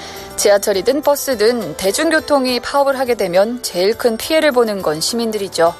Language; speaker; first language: Korean; native; Korean